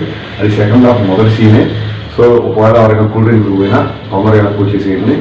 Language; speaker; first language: Telugu; native; Telugu